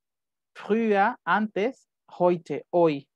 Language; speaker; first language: German; non-native, fluent; Spanish